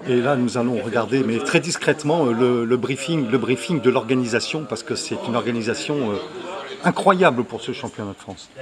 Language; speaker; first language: French; native; French